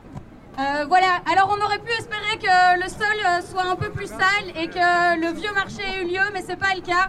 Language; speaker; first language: French; native; French